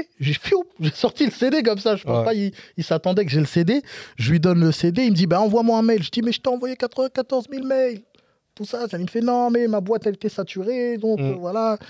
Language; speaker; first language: French; native; French